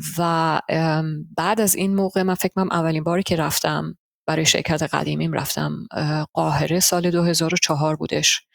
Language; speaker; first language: Persian; early bilingual, heritage; Persian